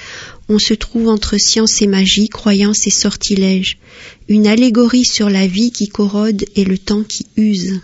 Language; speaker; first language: French; native; French